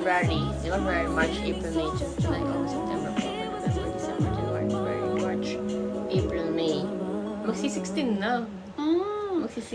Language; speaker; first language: English; non-native, local second language; Filipino